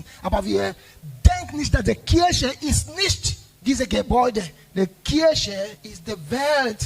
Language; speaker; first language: German; non-native, learner; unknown